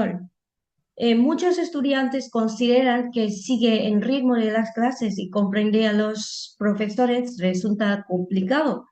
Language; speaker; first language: Spanish; non-native, fluent; Vietnamese